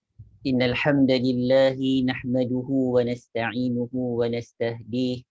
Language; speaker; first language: Arabic; non-native, fluent; Malay